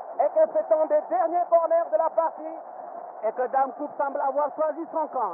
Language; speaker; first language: French; non-native, local second language; Wolof